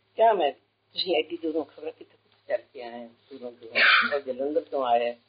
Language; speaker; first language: Punjabi; early bilingual, heritage; Punjabi